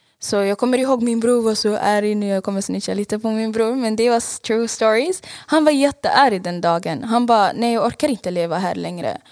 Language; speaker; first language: Swedish; non-native, fluent; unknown